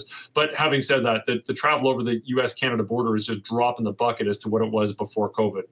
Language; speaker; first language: English; native; English